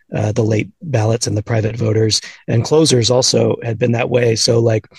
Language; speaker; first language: English; native; English